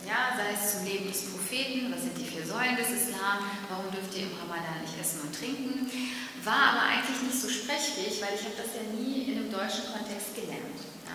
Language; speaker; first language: German; early bilingual, other home language; Turkish